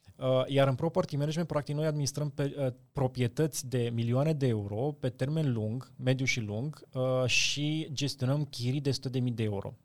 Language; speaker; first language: Romanian; native; Romanian